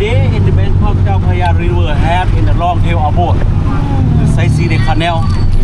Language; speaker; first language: English; non-native, learner; Thai